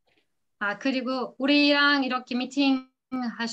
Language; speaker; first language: Korean; non-native, learner; Turkish